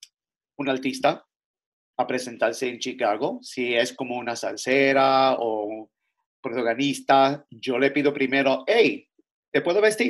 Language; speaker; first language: Spanish; early bilingual, other home language; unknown